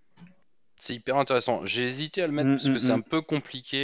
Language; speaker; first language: French; native; French